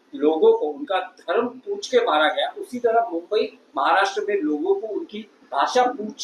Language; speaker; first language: Hindi; non-native, local second language; Marathi